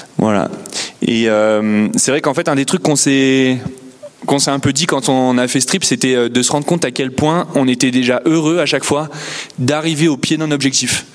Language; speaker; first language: French; native; French